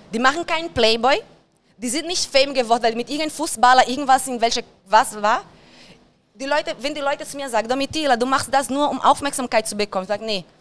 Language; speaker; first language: German; non-native, fluent; Portuguese